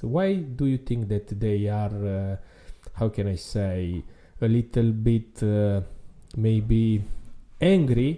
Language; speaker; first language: English; non-native, fluent; Italian